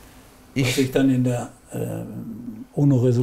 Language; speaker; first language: German; native; German